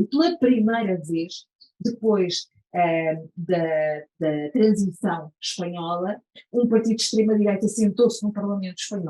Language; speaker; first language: Portuguese; native; Portuguese